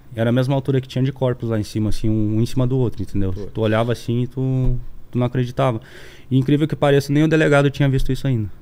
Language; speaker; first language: Portuguese; native; Portuguese